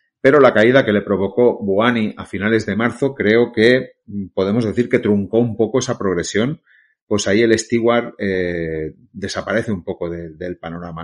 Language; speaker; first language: Spanish; native; Spanish